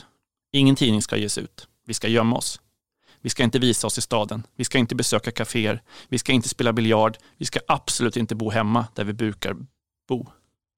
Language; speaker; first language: Swedish; native; Swedish